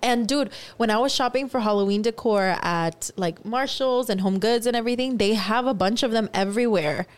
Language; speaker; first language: English; early bilingual, other home language; Spanish